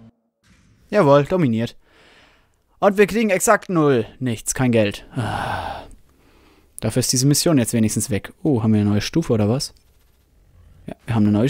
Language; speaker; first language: German; native; German